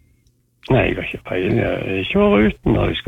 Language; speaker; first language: Norwegian; native; Norwegian